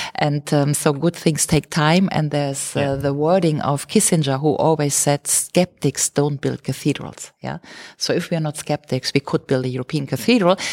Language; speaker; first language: English; non-native, fluent; German